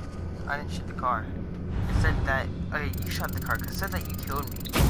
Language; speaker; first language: English; native; English